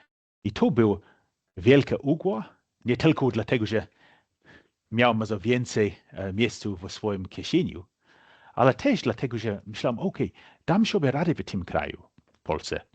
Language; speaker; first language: Polish; non-native, fluent; English